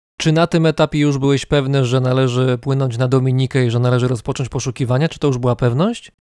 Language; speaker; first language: Polish; native; Polish